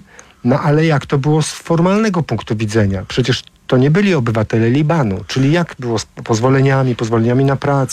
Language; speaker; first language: Polish; native; Polish